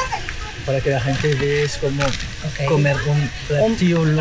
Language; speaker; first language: Spanish; non-native, learner; French